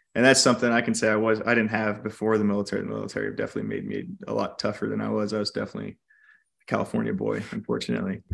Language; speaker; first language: English; native; English